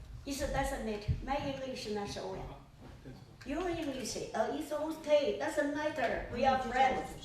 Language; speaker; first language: English; non-native, learner; Chinese